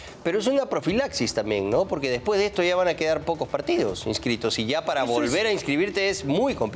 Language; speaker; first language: Spanish; native; Spanish